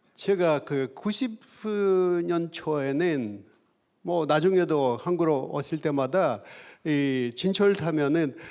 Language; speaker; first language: Korean; non-native, fluent; Russian